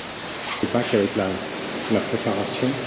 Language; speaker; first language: French; native; French